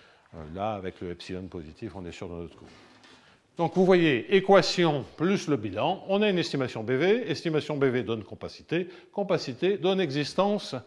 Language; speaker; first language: French; native; French